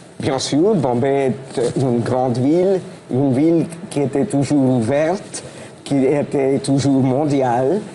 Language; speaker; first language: French; non-native, fluent; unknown